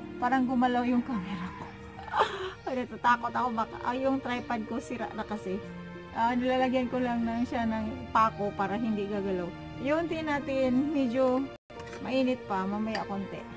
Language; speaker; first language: Filipino; non-native, local second language; Cebuano